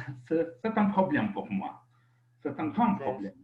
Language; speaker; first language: French; non-native, fluent; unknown